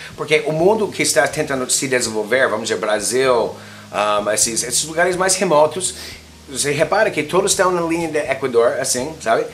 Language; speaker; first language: Portuguese; non-native, fluent; English